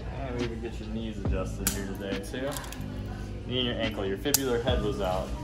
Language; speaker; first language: English; native; English